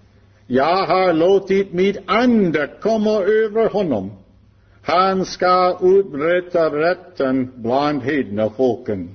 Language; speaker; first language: Swedish; non-native, learner; English